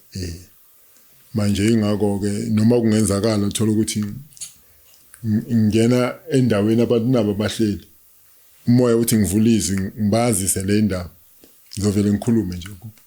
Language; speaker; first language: Zulu; native; Zulu